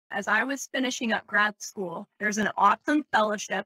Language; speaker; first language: English; native; English